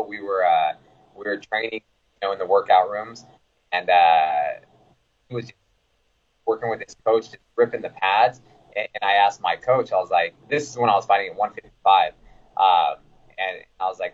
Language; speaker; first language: English; native; English